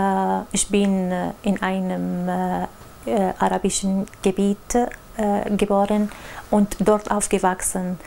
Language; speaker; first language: German; non-native, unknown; Arabic